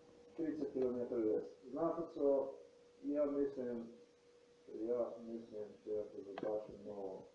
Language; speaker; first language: Polish; non-native, learner; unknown